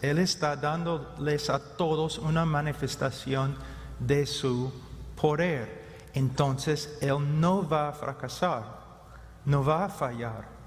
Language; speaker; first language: Spanish; non-native, fluent; English